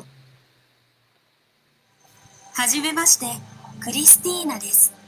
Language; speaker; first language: Japanese; non-native, learner; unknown